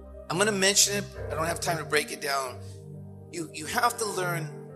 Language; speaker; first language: English; early bilingual, other home language; Spanish